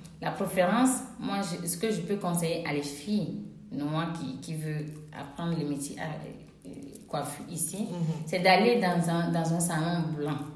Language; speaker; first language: French; non-native, local second language; Ewe